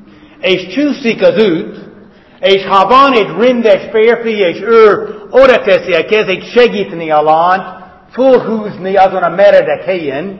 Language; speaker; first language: Hungarian; non-native, fluent; English